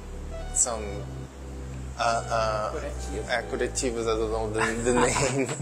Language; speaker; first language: English; non-native, learner; Portuguese